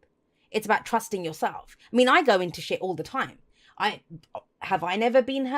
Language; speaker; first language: English; native; English